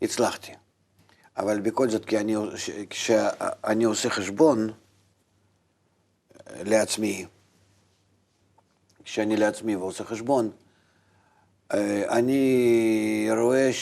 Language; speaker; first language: Hebrew; non-native, fluent; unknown